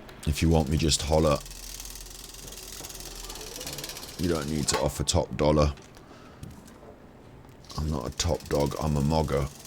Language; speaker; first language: English; native; English